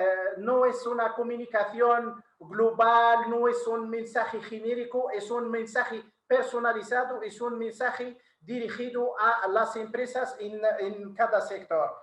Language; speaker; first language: Spanish; non-native, fluent; Arabic